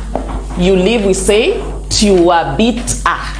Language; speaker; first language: French; non-native, fluent; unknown